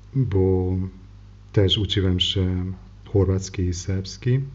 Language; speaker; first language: Polish; non-native, learner; Hungarian